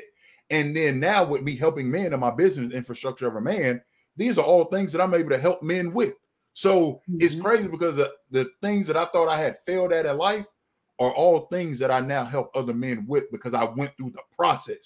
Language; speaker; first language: English; native; English